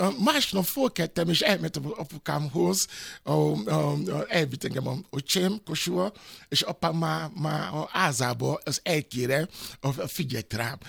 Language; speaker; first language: Hungarian; non-native, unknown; Yoruba